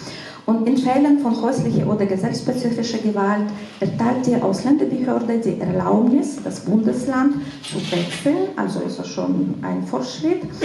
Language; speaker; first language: German; non-native, fluent; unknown